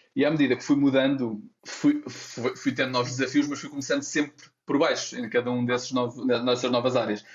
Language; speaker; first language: Portuguese; native; Portuguese